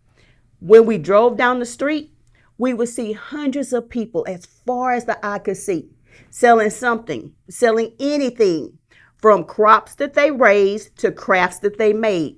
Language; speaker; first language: English; native; English